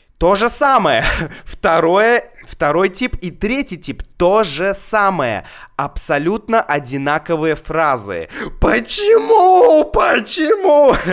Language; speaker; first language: Russian; native; Russian